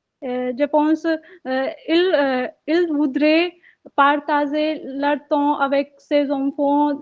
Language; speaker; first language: French; non-native, learner; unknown